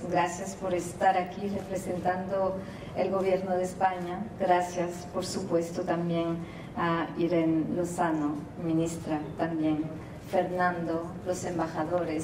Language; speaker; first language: Spanish; early bilingual, heritage; Spanish